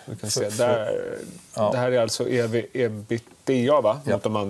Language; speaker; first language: Swedish; native; Swedish